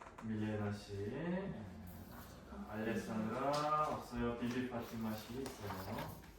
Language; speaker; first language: Korean; non-native, fluent; Russian